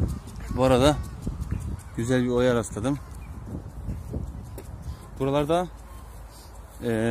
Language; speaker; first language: Turkish; native; Turkish